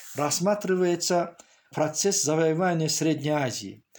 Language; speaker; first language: Russian; non-native, local second language; Tajik